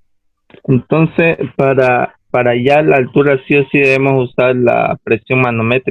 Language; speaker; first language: Spanish; native; Spanish